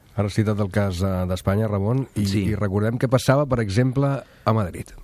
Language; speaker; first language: Catalan; native; Catalan